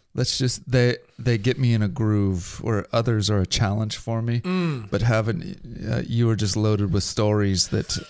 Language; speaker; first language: English; native; English